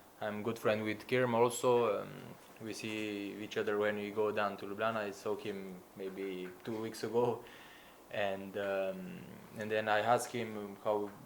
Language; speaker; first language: English; non-native, learner; Slovenian